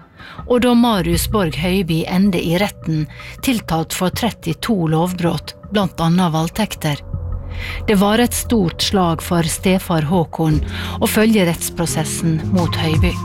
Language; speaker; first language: Norwegian; native; Norwegian